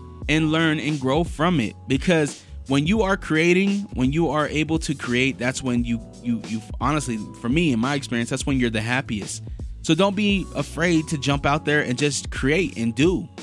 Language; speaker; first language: English; native; English